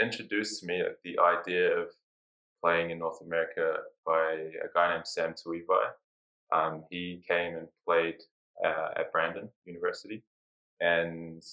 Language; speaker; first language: English; native; English